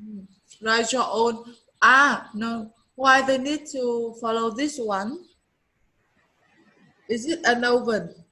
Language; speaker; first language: English; non-native, learner; Vietnamese